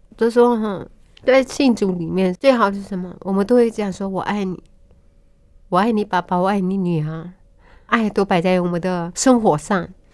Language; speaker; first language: Chinese; non-native, local second language; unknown